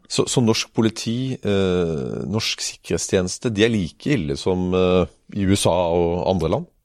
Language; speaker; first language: Norwegian; native; Norwegian